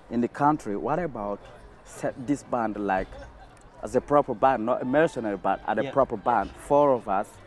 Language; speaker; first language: English; non-native, fluent; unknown